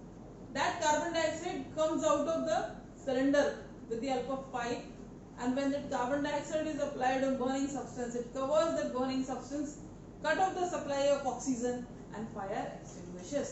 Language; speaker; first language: English; non-native, local second language; Hindi